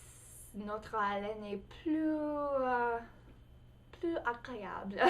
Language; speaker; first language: French; non-native, fluent; English